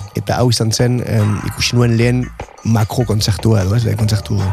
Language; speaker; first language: Basque; native; Basque